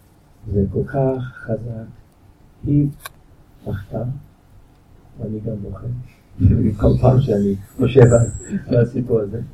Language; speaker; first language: Hebrew; non-native, fluent; English